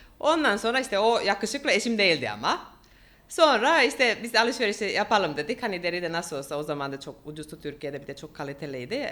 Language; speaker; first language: Turkish; non-native, fluent; Finnish